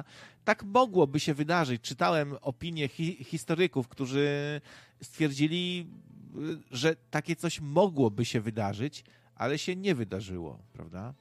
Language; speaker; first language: Polish; native; Polish